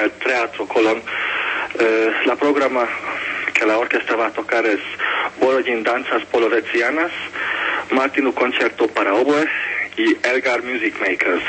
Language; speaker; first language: Spanish; non-native, fluent; Hungarian